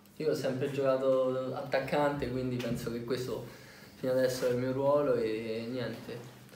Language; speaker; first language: Italian; native; Italian